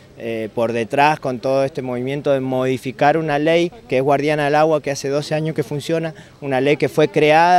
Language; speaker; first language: Spanish; native; Spanish